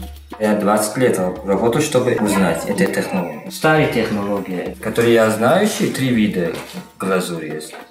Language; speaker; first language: Russian; non-native, learner; Uzbek